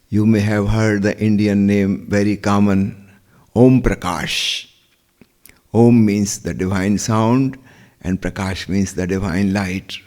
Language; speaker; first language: English; non-native, local second language; Hindi